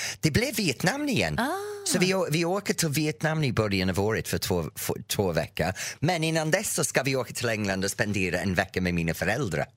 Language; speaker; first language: Swedish; non-native, fluent; English